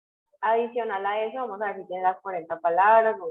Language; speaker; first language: Spanish; native; Spanish